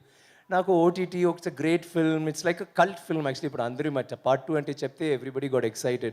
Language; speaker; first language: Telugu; non-native, learner; Tamil